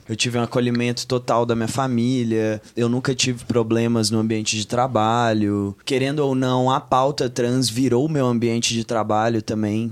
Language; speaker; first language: Portuguese; native; Portuguese